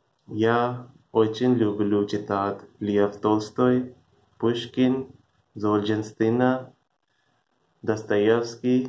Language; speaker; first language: Russian; non-native, learner; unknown